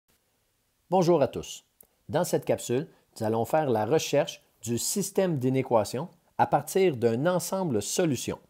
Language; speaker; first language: French; native; French